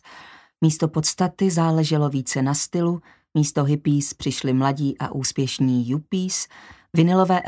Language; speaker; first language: Czech; native; Czech